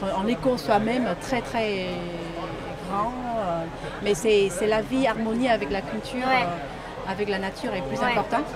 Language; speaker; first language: French; non-native, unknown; Vietnamese